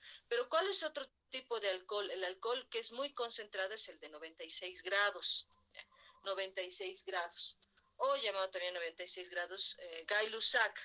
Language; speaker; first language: Spanish; native; Spanish